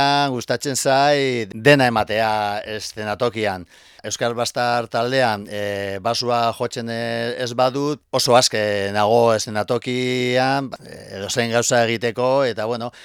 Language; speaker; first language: Basque; non-native, local second language; Spanish